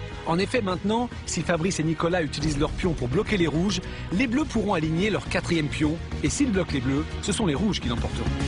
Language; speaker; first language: French; native; French